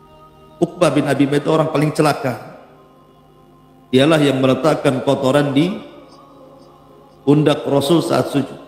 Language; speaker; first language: Indonesian; native; Indonesian